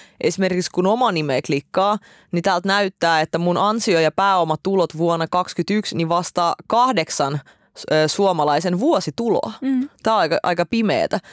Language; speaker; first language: Finnish; early bilingual, other home language; Russian